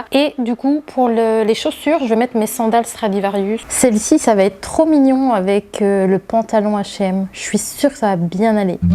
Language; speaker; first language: French; native; French